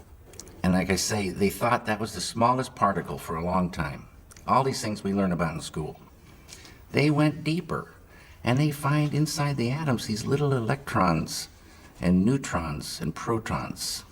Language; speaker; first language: English; native; English